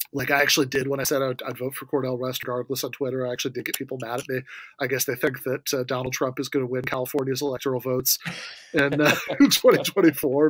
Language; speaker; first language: English; native; English